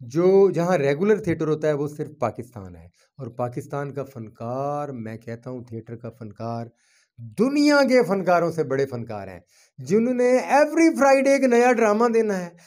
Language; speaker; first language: Urdu; non-native, local second language; Punjabi